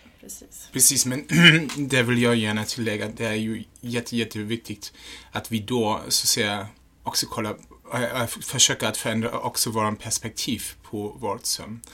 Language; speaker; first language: Swedish; non-native, fluent; German